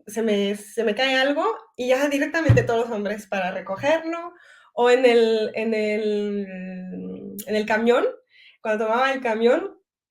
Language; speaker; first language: Spanish; early bilingual, heritage; French